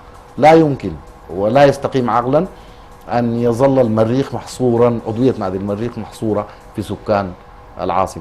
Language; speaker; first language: Arabic; native; Arabic